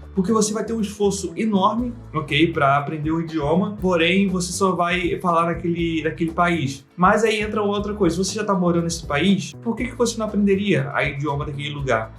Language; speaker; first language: Portuguese; native; Portuguese